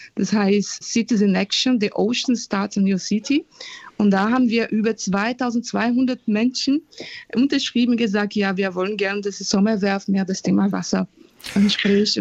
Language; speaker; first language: German; non-native, fluent; Portuguese